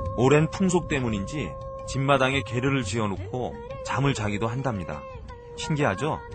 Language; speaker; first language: Korean; native; Korean